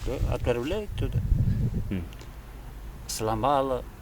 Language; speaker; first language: Russian; non-native, local second language; Kara-Kalpak